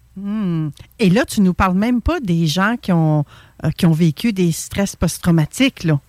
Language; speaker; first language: French; native; French